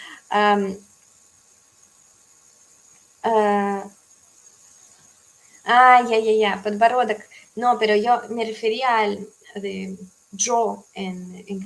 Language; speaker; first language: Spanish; non-native, fluent; Russian